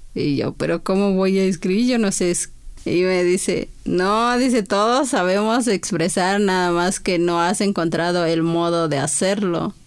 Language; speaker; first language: Spanish; non-native, local second language; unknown